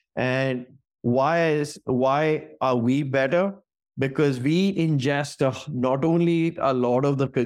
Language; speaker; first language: English; non-native, local second language; Hindi